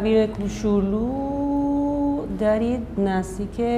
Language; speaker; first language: Persian; non-native, learner; Spanish